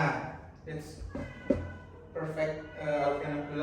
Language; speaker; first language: English; non-native, learner; Indonesian